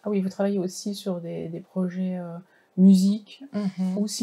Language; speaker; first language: French; native; French